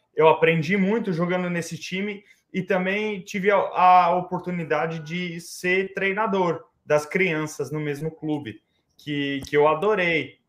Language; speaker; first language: Portuguese; early bilingual, heritage; English